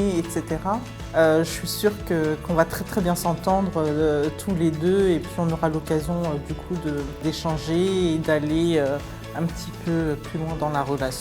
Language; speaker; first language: French; native; French